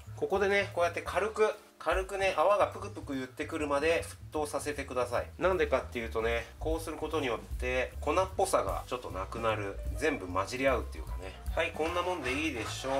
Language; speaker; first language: Japanese; native; Japanese